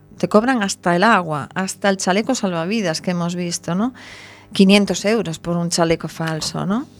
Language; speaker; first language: Spanish; native; Spanish